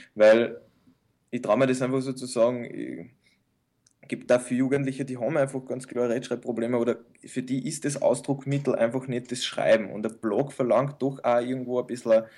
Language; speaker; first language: German; early bilingual, other home language; Bosnian